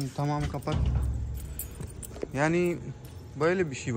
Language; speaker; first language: Turkish; non-native, learner; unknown